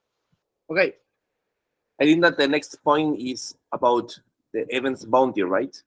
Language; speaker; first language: English; non-native, fluent; Spanish